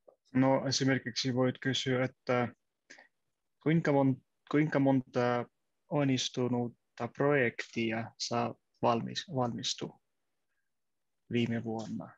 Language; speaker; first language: Finnish; non-native, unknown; Russian